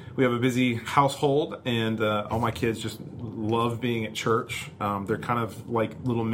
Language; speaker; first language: English; native; English